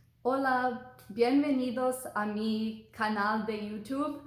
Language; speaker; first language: Spanish; non-native, learner; English